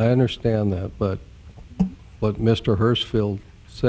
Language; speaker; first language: English; native; English